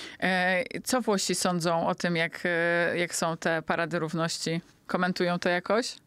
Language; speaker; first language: Polish; native; Polish